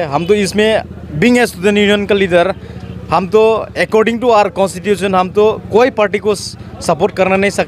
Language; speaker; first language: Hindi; non-native, local second language; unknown